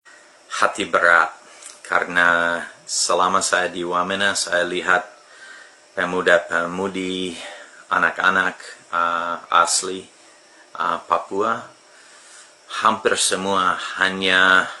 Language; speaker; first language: Indonesian; non-native, fluent; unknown